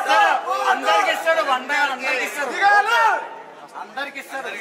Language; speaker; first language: Telugu; native; Telugu